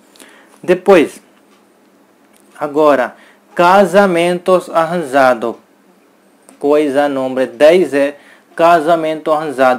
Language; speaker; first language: Portuguese; non-native, learner; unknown